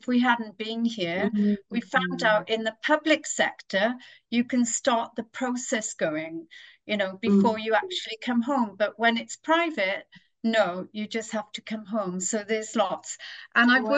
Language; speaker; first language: English; native; English